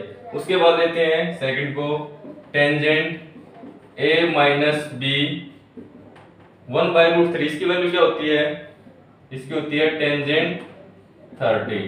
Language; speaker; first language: Hindi; native; Hindi